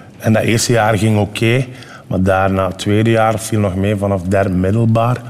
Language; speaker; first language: Dutch; early bilingual, other home language; Turkish